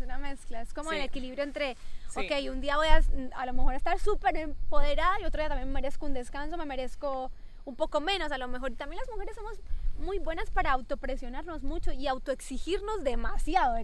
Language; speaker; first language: Spanish; native; Spanish